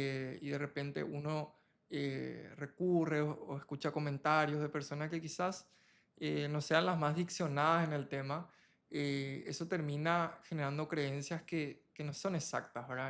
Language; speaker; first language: Spanish; native; Spanish